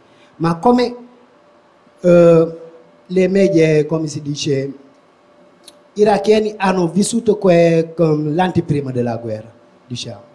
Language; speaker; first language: Italian; non-native, fluent; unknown